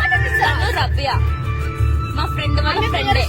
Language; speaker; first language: Telugu; non-native, local second language; Hindi